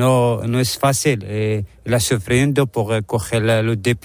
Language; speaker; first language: Spanish; non-native, learner; Arabic